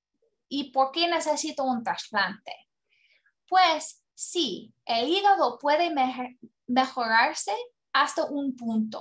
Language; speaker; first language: Spanish; non-native, learner; English